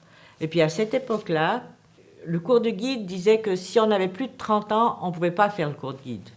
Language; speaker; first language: French; native; French